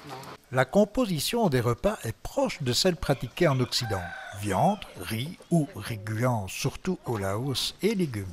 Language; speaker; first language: French; native; French